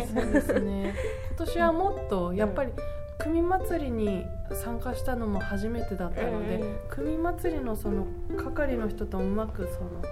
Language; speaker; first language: Japanese; early bilingual, heritage; Japanese